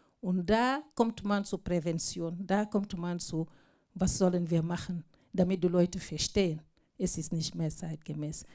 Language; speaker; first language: German; non-native, fluent; Fula